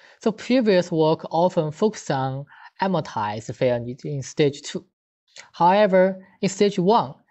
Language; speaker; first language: English; non-native, fluent; Chinese